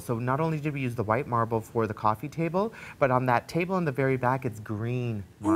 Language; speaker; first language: English; native; English